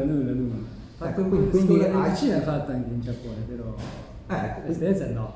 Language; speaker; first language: Italian; non-native, learner; Japanese